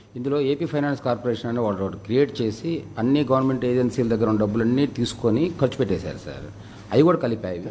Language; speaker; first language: Telugu; native; Telugu